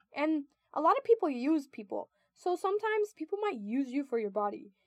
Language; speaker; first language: English; non-native, local second language; Filipino